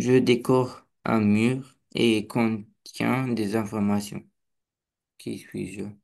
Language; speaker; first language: French; non-native, learner; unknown